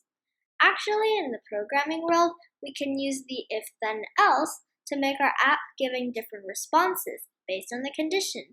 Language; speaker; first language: English; non-native, fluent; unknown